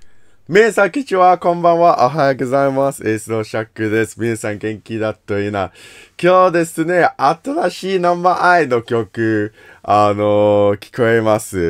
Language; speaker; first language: Japanese; non-native, learner; English